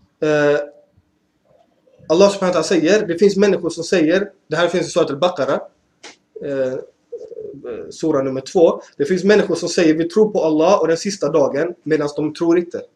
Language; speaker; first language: Swedish; early bilingual, other home language; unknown